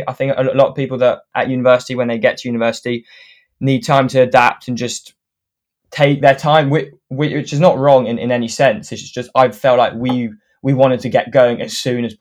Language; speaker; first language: English; non-native, fluent; French